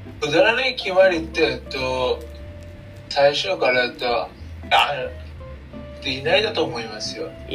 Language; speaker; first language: Japanese; non-native, learner; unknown